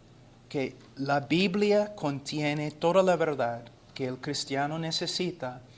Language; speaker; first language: Spanish; non-native, fluent; English